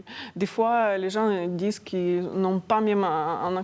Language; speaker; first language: French; non-native, fluent; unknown